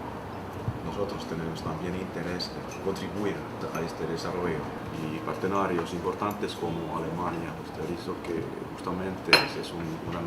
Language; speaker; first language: Spanish; non-native, fluent; Finnish